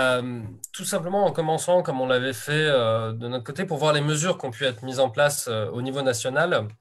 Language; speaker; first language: French; native; French